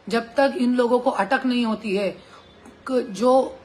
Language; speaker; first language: Hindi; non-native, local second language; Marathi